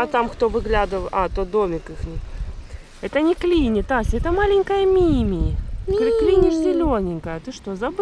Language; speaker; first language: Russian; native; Russian